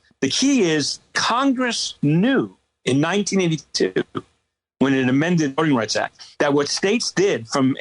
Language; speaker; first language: English; native; English